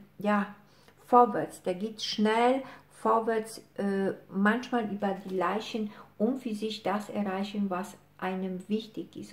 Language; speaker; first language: German; non-native, fluent; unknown